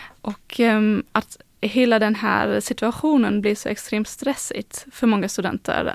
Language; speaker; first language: Swedish; non-native, fluent; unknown